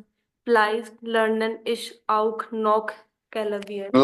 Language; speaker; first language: German; non-native, learner; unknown